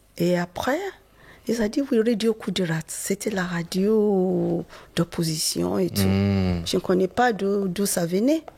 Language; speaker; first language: French; non-native, fluent; Yoruba